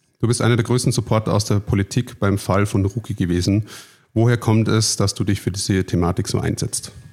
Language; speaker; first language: German; native; German